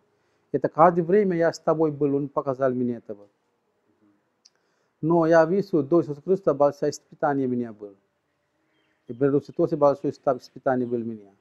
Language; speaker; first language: Russian; non-native, learner; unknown